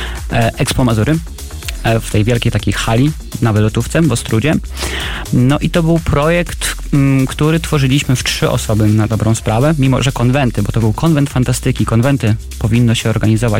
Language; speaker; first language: Polish; native; Polish